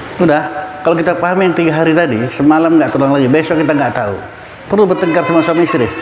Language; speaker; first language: Indonesian; non-native, local second language; Minangkabau